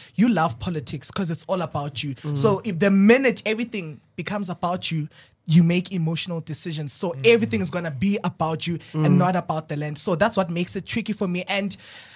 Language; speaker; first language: English; non-native, local second language; Southern Sotho